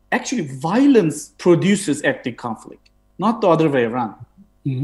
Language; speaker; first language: English; non-native, fluent; Turkish